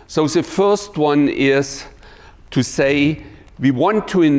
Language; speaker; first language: English; non-native, fluent; German